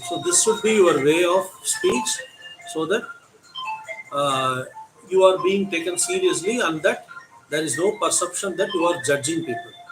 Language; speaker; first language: English; non-native, local second language; Tamil